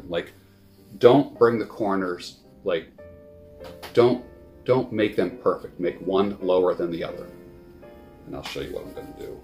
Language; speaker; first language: English; native; English